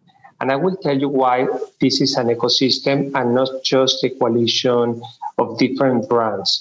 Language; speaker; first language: English; non-native, fluent; Spanish